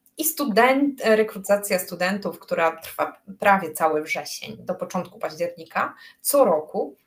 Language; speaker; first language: Polish; native; Polish